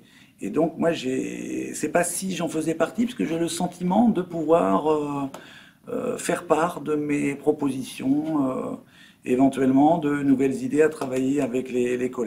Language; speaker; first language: French; native; French